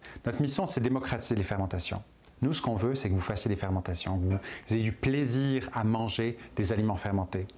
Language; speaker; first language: French; native; French